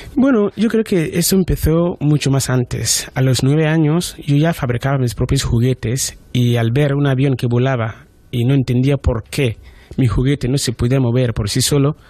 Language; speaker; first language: Spanish; non-native, fluent; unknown